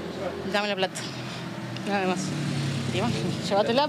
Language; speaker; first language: Spanish; native; Spanish